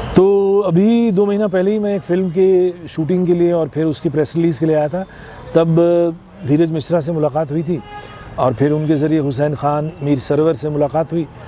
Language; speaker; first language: Hindi; non-native, local second language; Kashmiri